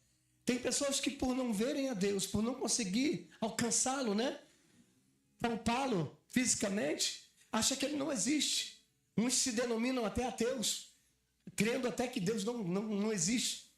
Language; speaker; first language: Portuguese; native; Portuguese